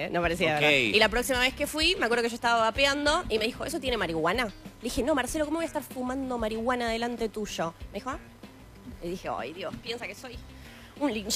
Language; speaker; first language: Spanish; native; Spanish